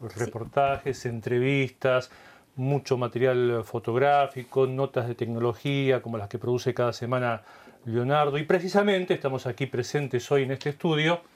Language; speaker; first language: Spanish; native; Spanish